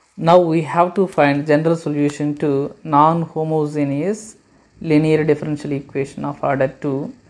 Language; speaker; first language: English; non-native, local second language; Telugu